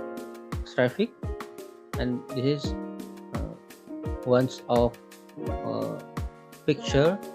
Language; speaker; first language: English; non-native, learner; Indonesian